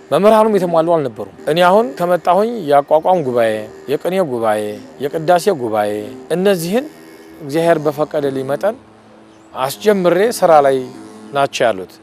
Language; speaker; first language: Amharic; native; Amharic